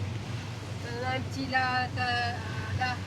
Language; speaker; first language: French; native; French